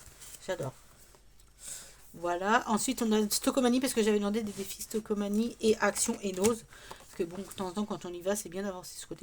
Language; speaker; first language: French; native; French